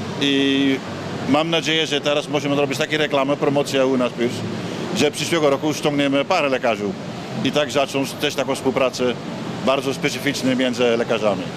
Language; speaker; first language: Polish; non-native, learner; Dutch